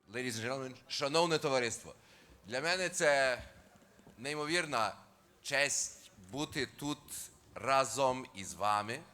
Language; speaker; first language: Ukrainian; early bilingual, heritage; Ukrainian